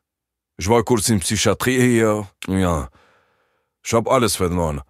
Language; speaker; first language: German; non-native, learner; French